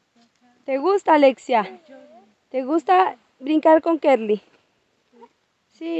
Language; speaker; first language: Spanish; non-native, learner; Portuguese